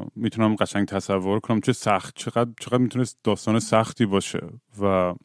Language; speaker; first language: Persian; native; Persian